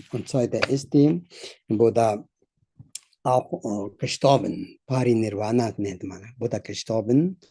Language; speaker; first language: German; non-native, learner; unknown